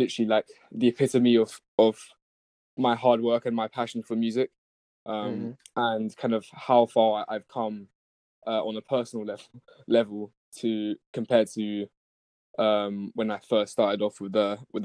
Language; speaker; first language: English; native; English